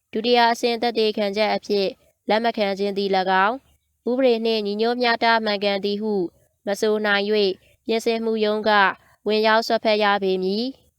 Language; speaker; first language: Burmese; native; Burmese